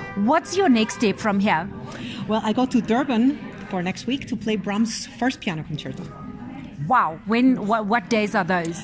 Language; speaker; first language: English; native; English